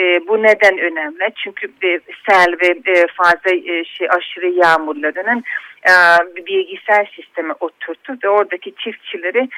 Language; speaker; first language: Turkish; non-native, fluent; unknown